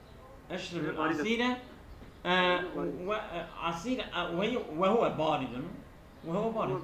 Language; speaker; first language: Arabic; non-native, fluent; Turkish